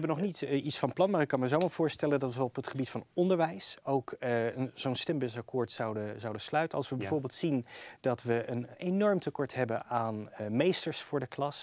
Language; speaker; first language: Dutch; native; Dutch